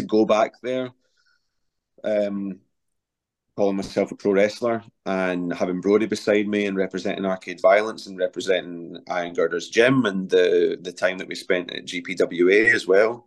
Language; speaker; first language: English; native; English